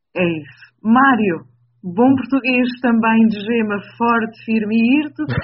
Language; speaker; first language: Portuguese; native; Portuguese